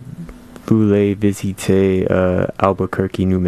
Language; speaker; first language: French; non-native, learner; English